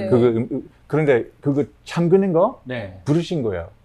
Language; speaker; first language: Korean; non-native, learner; English